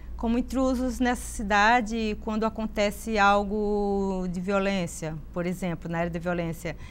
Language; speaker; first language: Portuguese; native; Portuguese